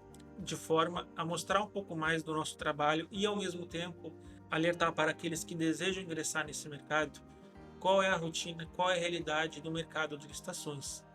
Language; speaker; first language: Portuguese; native; Portuguese